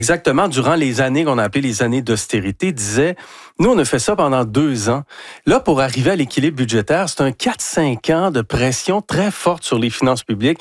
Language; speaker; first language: French; native; French